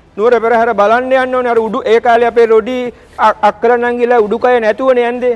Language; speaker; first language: Sinhala; native; Sinhala